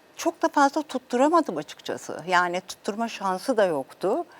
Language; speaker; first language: Turkish; native; Turkish